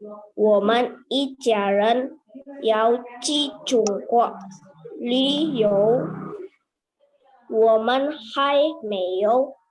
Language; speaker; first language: Chinese; non-native, learner; Indonesian